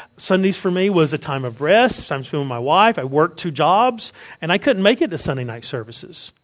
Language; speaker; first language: English; native; English